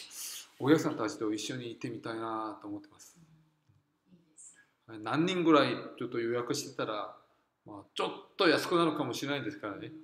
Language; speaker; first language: Japanese; non-native, fluent; Korean